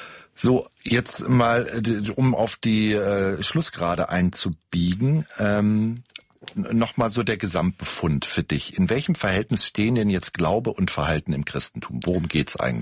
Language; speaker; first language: German; native; German